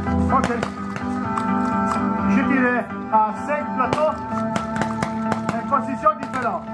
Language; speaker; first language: French; non-native, learner; Italian